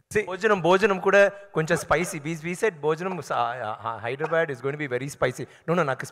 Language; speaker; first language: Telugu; non-native, learner; Tamil